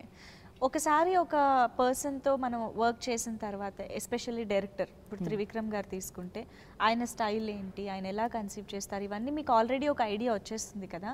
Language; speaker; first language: Telugu; native; Telugu